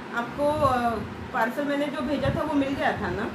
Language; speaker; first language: Hindi; non-native, local second language; Marathi